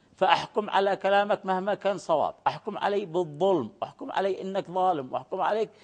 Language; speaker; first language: Arabic; native; Arabic